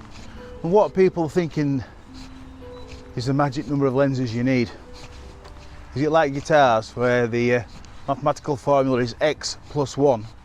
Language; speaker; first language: English; native; English